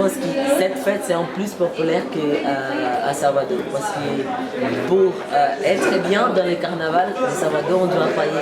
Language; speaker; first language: French; non-native, learner; Portuguese